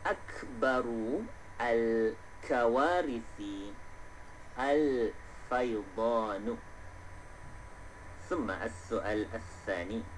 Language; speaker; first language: Arabic; non-native, fluent; Malay